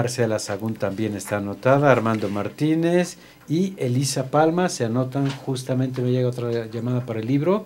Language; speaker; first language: Spanish; native; Spanish